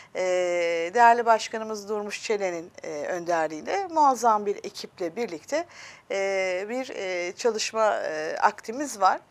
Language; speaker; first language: Turkish; early bilingual, heritage; Turkish